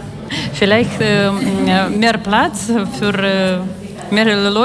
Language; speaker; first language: German; non-native, learner; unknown